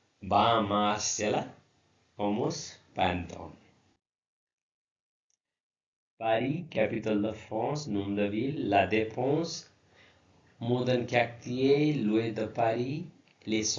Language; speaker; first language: French; non-native, learner; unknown